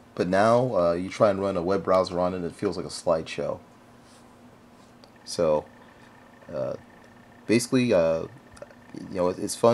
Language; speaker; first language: English; native; English